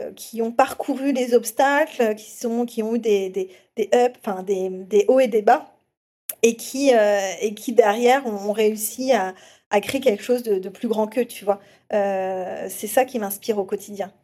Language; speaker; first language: French; native; French